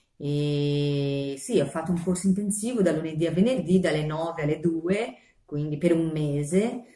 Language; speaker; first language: Italian; non-native, fluent; Portuguese